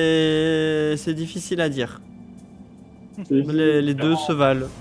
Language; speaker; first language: French; native; French